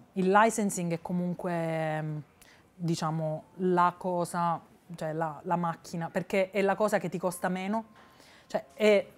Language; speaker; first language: Italian; native; Italian